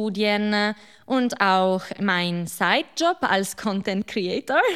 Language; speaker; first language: German; non-native, fluent; Italian